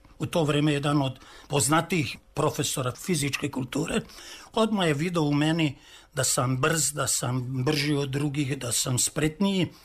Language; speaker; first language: Serbian; native; Serbian